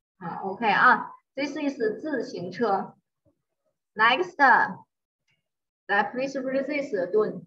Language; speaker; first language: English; non-native, learner; Chinese